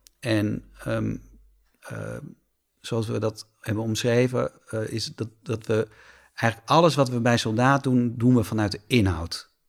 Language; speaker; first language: Dutch; native; Dutch